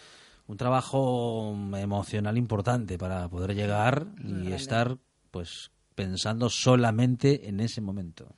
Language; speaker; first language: Spanish; native; Spanish